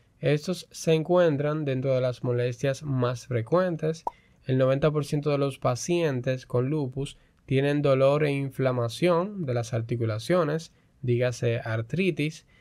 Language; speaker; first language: Spanish; native; Spanish